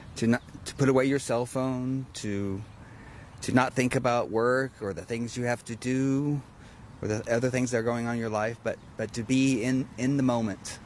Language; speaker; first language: English; native; English